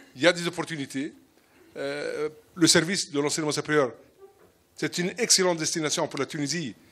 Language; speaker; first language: French; non-native, local second language; Arabic